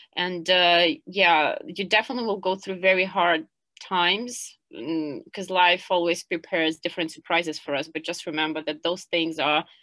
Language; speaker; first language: English; non-native, fluent; Ukrainian